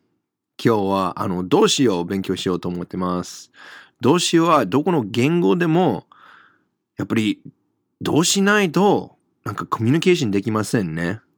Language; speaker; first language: Japanese; non-native, fluent; English